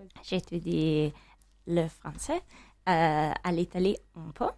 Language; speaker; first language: French; non-native, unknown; Italian